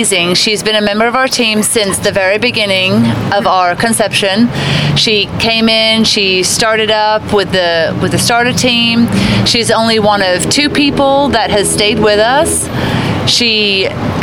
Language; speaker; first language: English; native; English